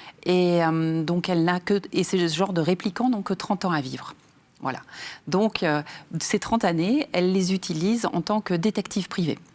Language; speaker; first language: French; native; French